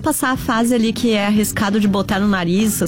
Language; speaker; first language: Portuguese; native; Portuguese